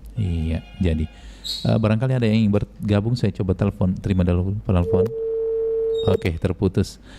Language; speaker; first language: Indonesian; native; Indonesian